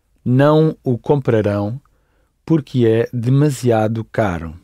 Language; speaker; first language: Portuguese; non-native, learner; English